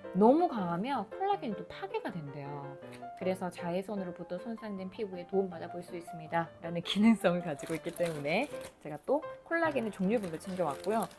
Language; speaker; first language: Korean; native; Korean